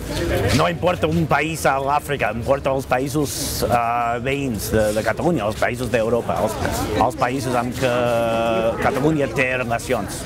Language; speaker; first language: Catalan; non-native, fluent; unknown